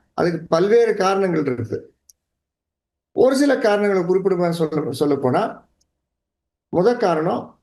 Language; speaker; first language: Tamil; native; Tamil